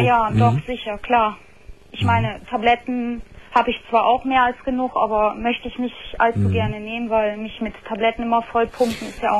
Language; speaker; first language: German; native; German